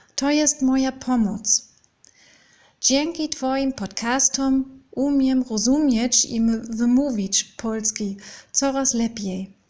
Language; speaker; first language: Polish; non-native, learner; German